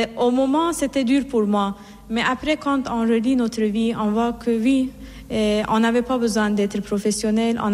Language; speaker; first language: French; non-native, fluent; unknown